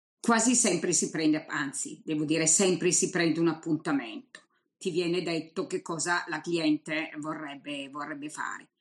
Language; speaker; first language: Italian; native; Italian